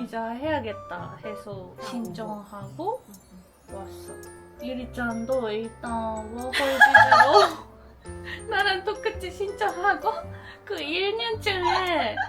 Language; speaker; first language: Korean; non-native, fluent; Japanese